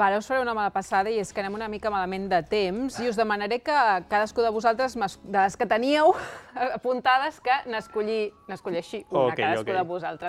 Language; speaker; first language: Catalan; native; Catalan